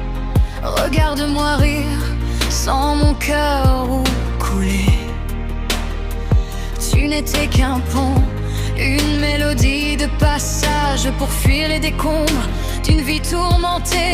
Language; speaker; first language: French; native; French